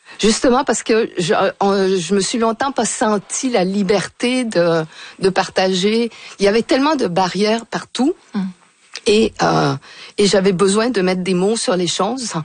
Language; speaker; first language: French; native; French